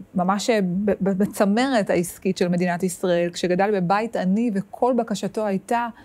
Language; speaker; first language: Hebrew; native; Hebrew